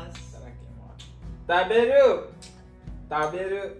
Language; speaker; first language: Japanese; non-native, learner; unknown